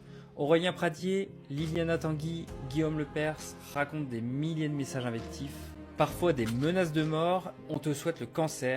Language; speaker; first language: French; native; French